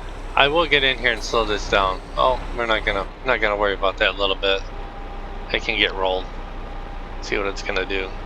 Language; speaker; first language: English; native; English